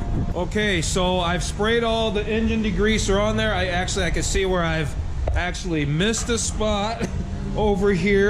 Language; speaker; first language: English; native; English